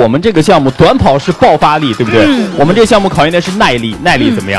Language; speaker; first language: Chinese; native; Chinese